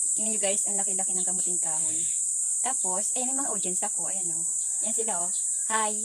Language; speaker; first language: Filipino; non-native, local second language; Bikol